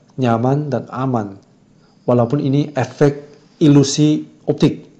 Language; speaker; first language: Indonesian; non-native, fluent; Korean